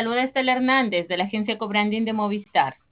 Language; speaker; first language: Spanish; native; Spanish